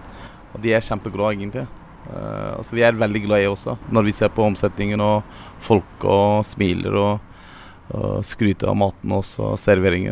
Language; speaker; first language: Norwegian; non-native, learner; Turkish